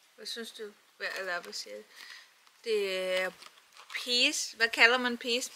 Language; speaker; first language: Danish; non-native, learner; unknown